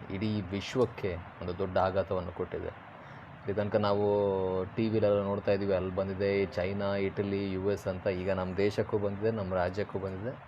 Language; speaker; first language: Kannada; non-native, local second language; Tulu